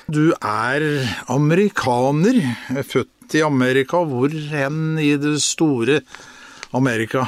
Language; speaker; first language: Norwegian; native; Norwegian